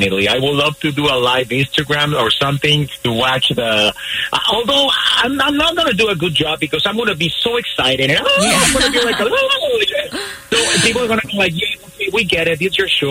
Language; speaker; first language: English; non-native, fluent; Spanish